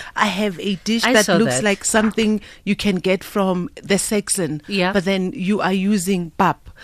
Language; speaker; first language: English; non-native, local second language; Southern Sotho